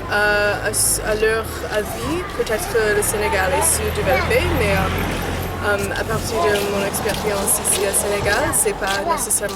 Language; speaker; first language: French; early bilingual, heritage; Chinese